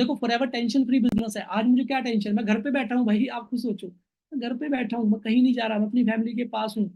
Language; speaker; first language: Hindi; native; Hindi